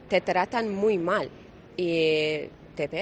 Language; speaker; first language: Spanish; non-native, learner; Persian